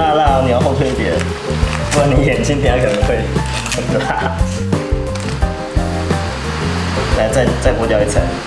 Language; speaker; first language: Chinese; native; Chinese